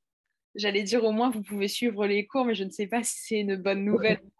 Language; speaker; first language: French; non-native, fluent; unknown